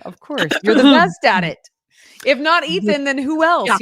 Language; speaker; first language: English; native; English